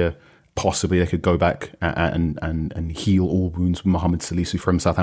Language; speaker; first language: English; native; English